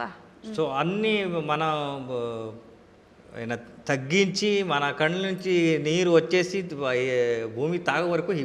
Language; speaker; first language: Telugu; non-native, local second language; Kannada